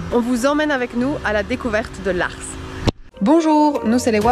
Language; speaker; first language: French; native; French